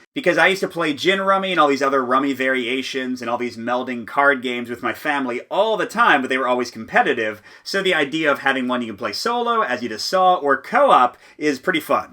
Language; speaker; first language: English; native; English